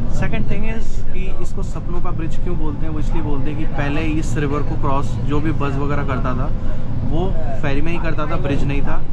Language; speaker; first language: Hindi; native; Hindi